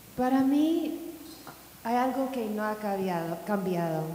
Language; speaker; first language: Spanish; non-native, fluent; English